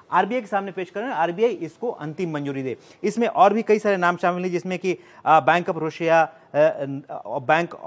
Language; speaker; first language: Hindi; native; Hindi